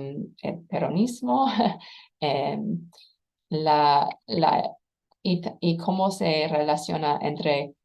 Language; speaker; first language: Spanish; non-native, fluent; English